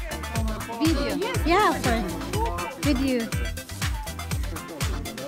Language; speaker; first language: English; non-native, learner; Filipino